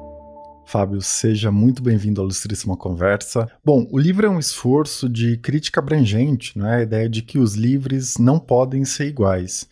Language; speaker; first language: Portuguese; native; Portuguese